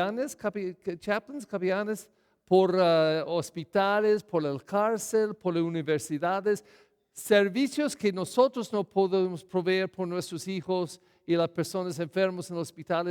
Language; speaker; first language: Spanish; non-native, fluent; English